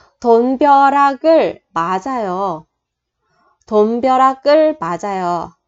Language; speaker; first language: Korean; non-native, fluent; Vietnamese